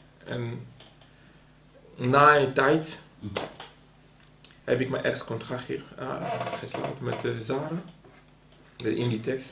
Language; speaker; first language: Dutch; non-native, local second language; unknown